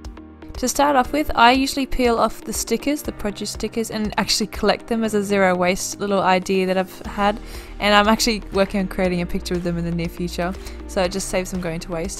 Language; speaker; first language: English; native; English